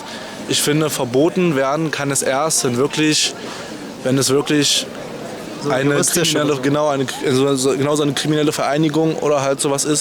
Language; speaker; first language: German; native; German